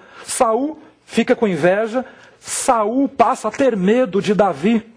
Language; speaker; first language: Portuguese; native; Portuguese